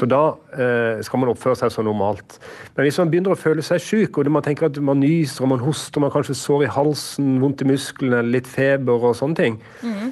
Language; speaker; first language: Norwegian; native; Norwegian